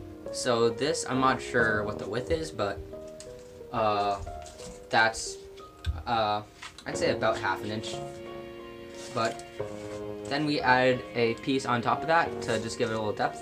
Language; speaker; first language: English; native; English